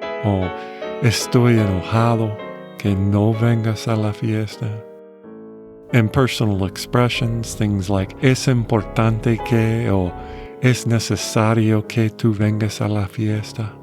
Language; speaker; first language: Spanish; non-native, fluent; English